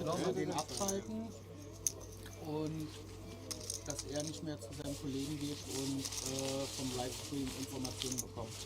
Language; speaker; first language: German; native; German